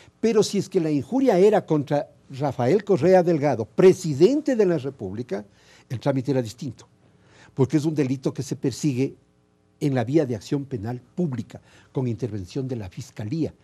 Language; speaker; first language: Spanish; native; Spanish